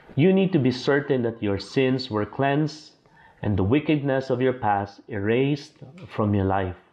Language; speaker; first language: English; non-native, local second language; Filipino